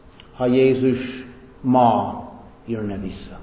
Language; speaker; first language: Hungarian; non-native, fluent; English